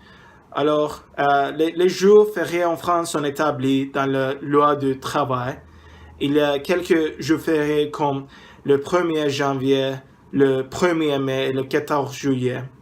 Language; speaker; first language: French; non-native, learner; English